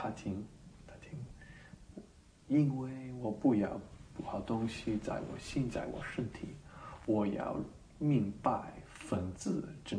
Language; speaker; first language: Chinese; non-native, learner; English